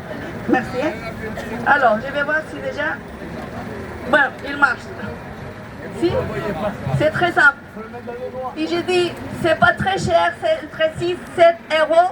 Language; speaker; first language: French; non-native, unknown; Spanish